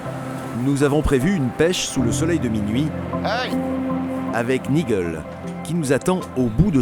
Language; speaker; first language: French; native; French